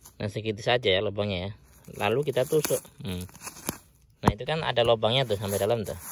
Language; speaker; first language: Indonesian; native; Indonesian